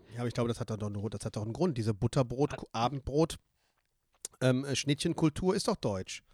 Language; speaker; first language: German; native; German